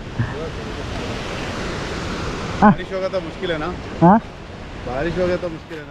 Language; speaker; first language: Hindi; non-native, local second language; Malayalam